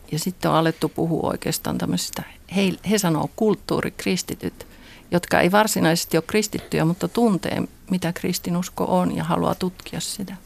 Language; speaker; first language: Finnish; native; Finnish